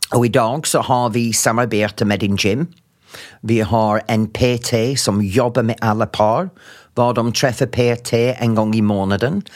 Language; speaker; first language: Swedish; non-native, fluent; English